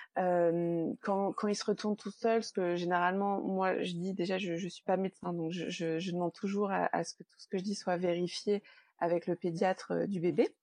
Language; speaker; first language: French; native; French